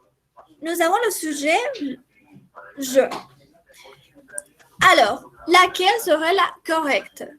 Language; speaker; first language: French; non-native, fluent; Spanish